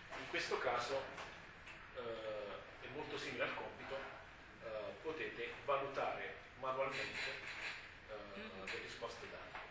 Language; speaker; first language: Italian; non-native, fluent; French